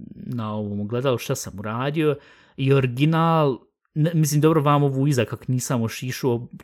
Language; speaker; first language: Bosnian; early bilingual, heritage; Bosnian